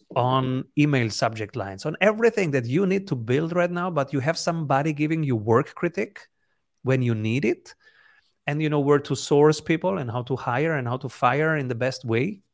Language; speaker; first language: English; non-native, fluent; Italian